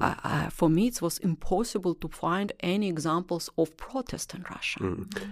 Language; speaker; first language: English; non-native, learner; Russian